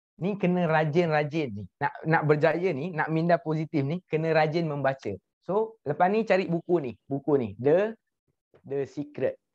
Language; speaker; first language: Malay; native; Malay